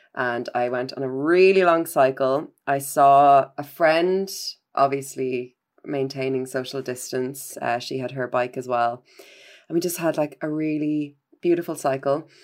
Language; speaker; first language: English; native; English